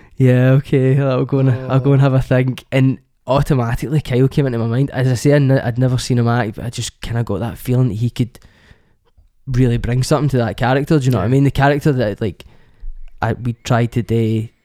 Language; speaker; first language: English; native; English